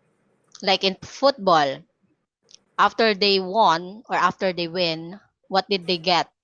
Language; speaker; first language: English; non-native, fluent; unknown